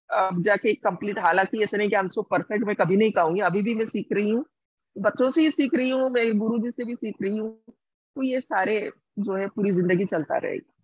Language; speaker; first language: Hindi; non-native, local second language; Odia